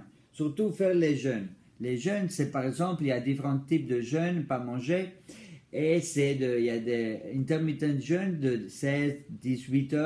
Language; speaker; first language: French; non-native, fluent; Spanish